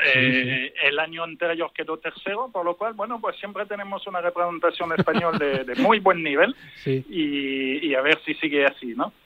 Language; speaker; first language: Spanish; non-native, fluent; French